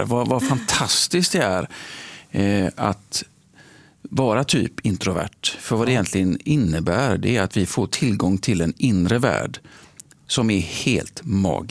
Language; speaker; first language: Swedish; native; Swedish